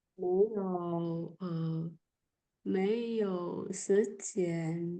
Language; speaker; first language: Chinese; non-native, learner; Indonesian